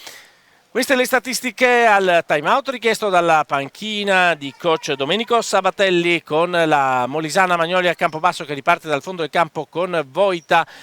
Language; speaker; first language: Italian; native; Italian